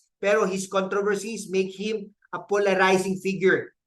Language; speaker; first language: English; non-native, local second language; Filipino